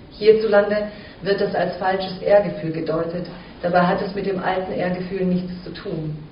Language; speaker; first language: German; early bilingual, other home language; Croatian